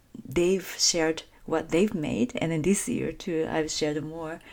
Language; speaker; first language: English; non-native, fluent; Japanese